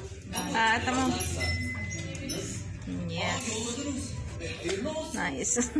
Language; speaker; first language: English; non-native, local second language; Filipino